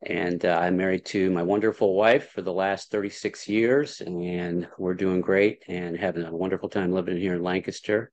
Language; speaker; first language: English; native; English